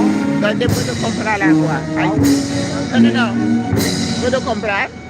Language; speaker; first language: Spanish; non-native, learner; English